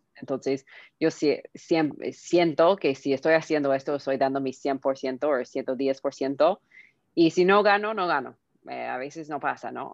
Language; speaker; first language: Spanish; non-native, fluent; English